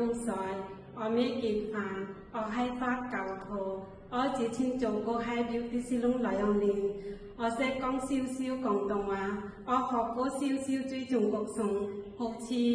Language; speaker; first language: Cantonese; non-native, learner; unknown